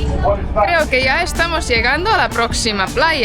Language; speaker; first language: Spanish; non-native, fluent; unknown